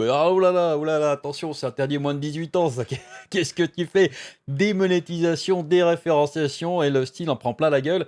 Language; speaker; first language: French; native; French